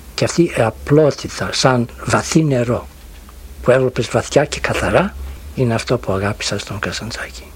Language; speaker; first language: Greek; early bilingual, heritage; Greek